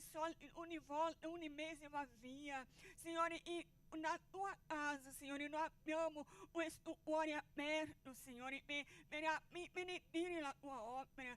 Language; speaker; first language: Italian; non-native, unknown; Portuguese